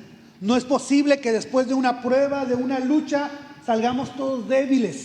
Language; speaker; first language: Spanish; native; Spanish